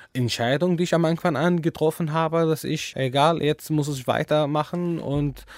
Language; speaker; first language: German; non-native, fluent; Arabic